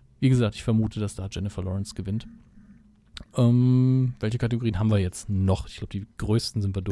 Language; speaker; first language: German; native; German